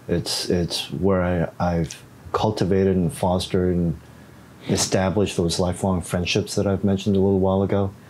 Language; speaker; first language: English; non-native, fluent; Korean